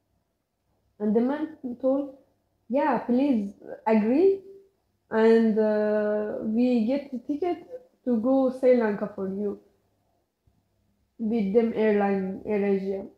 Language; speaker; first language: English; non-native, learner; Persian